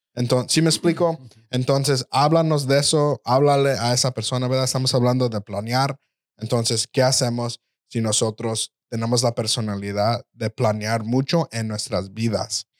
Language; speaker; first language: Spanish; early bilingual, heritage; Spanish